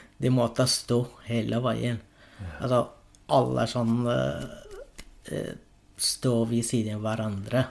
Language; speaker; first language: Norwegian; non-native, fluent; Arabic